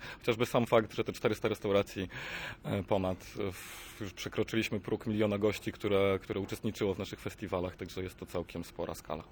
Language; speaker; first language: Polish; native; Polish